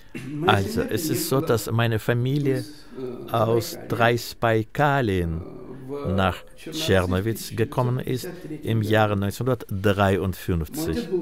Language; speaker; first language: German; non-native, fluent; Russian